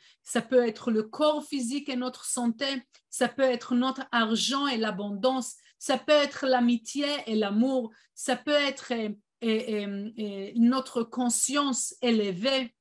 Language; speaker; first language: French; non-native, fluent; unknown